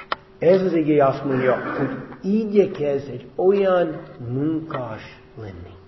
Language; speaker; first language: Hungarian; non-native, fluent; English